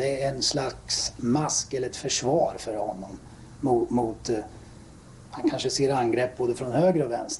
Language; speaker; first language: Swedish; native; Swedish